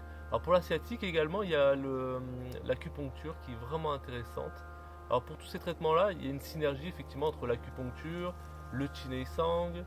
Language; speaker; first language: French; native; French